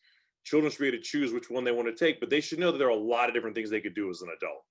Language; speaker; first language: English; native; English